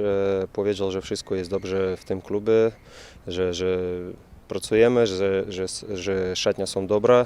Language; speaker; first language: Polish; non-native, fluent; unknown